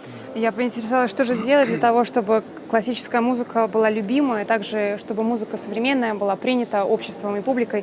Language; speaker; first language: Russian; native; Russian